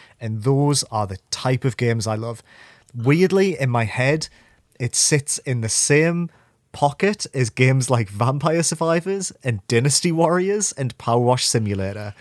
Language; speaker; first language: English; native; English